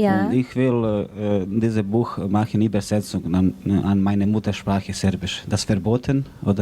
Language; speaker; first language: German; non-native, learner; Serbian